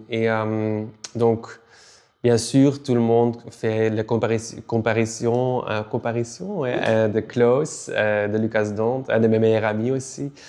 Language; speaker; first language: French; non-native, local second language; Dutch